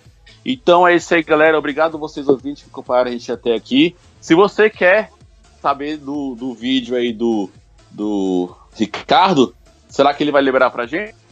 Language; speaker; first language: Portuguese; native; Portuguese